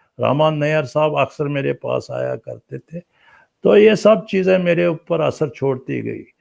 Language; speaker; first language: Urdu; non-native, local second language; Kashmiri